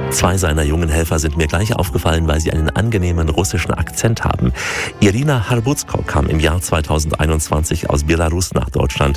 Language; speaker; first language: German; native; German